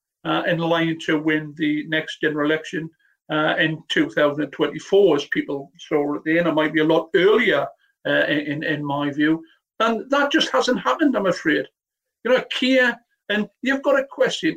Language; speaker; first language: English; native; English